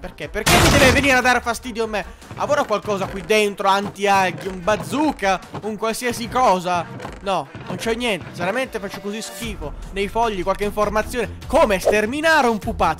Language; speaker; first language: Italian; native; Italian